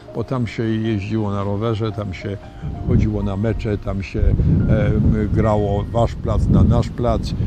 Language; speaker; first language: Polish; native; Polish